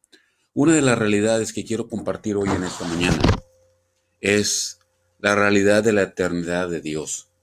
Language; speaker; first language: Spanish; native; Spanish